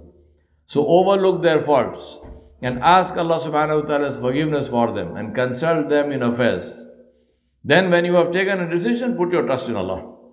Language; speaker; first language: English; non-native, local second language; Urdu